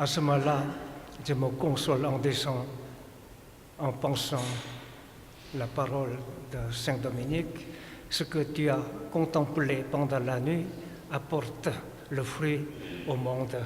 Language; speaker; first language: French; non-native, fluent; Korean